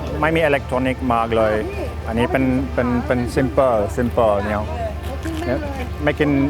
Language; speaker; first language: Thai; non-native, learner; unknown